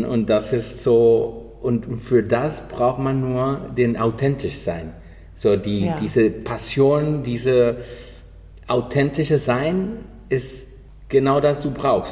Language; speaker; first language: German; non-native, fluent; Spanish